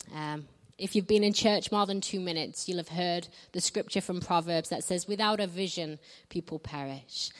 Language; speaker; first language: English; native; English